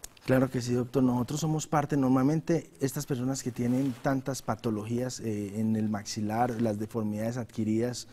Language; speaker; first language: Spanish; native; Spanish